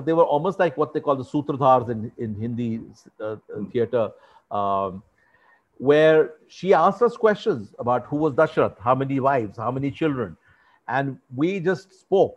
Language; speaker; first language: English; non-native, local second language; Hindi